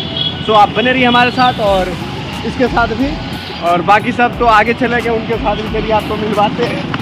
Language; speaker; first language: Hindi; native; Hindi